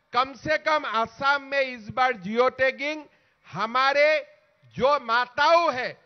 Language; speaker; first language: Hindi; non-native, local second language; Assamese